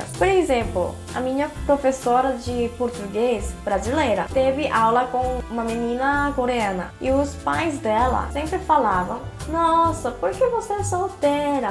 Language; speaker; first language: Portuguese; non-native, fluent; Korean